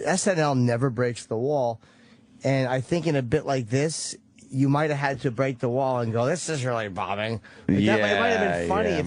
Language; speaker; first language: English; native; English